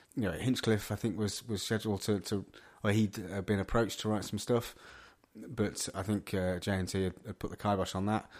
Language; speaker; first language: English; native; English